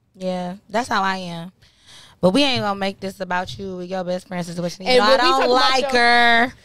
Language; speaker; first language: English; native; English